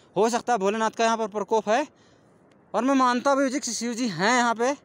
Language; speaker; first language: Hindi; native; Hindi